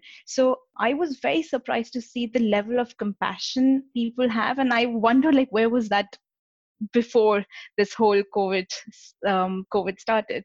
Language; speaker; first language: English; non-native, local second language; Hindi